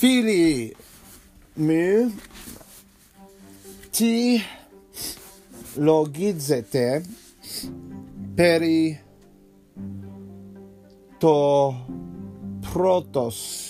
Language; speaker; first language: Greek; non-native, learner; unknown